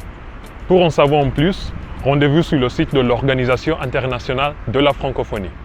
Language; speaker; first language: French; non-native, fluent; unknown